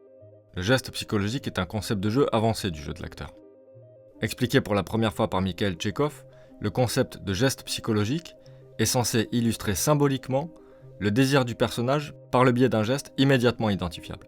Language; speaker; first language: French; native; French